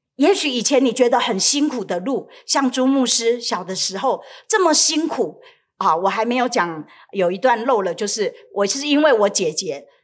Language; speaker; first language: Chinese; native; Chinese